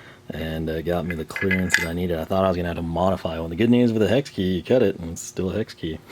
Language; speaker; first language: English; native; English